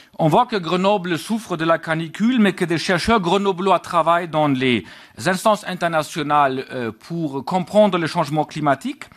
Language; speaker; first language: French; non-native, fluent; German